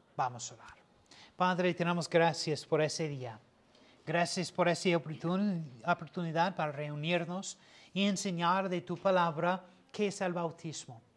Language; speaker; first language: Spanish; non-native, fluent; English